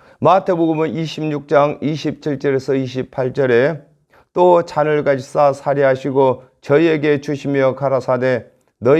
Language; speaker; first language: Korean; native; Korean